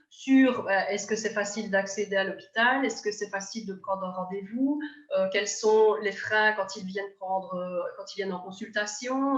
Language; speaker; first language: French; native; French